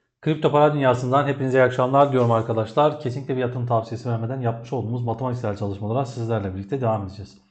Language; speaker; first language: Turkish; native; Turkish